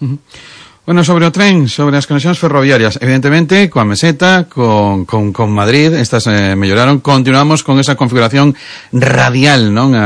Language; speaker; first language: Galician; non-native, local second language; Spanish